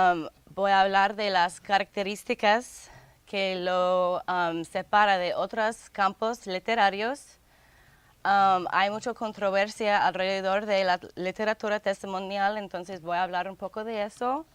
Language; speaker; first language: Spanish; non-native, fluent; English